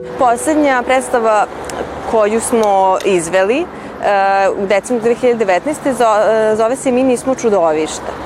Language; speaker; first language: Serbian; native; Serbian